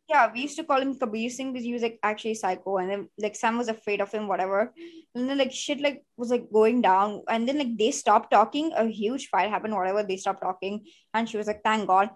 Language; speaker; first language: English; non-native, local second language; Hindi